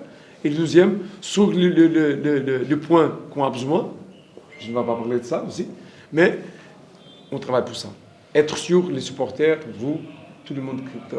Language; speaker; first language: French; non-native, learner; Portuguese